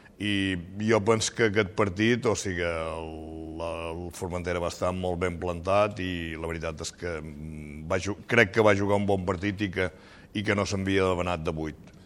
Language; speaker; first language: Catalan; native; Catalan